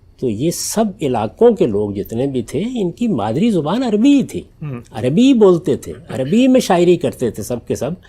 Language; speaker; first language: Urdu; non-native, local second language; Punjabi